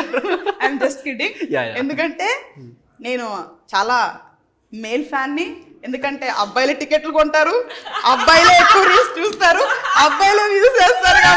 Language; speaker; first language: Telugu; native; Telugu